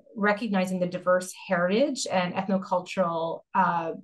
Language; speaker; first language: English; native; English